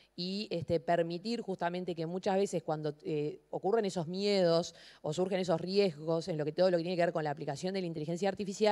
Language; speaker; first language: Spanish; native; Spanish